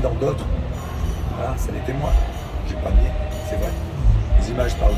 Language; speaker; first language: French; native; French